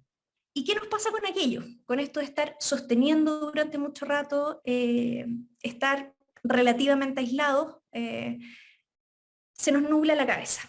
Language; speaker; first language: Spanish; native; Spanish